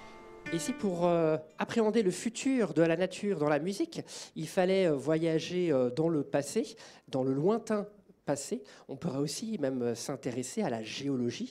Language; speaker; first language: French; native; French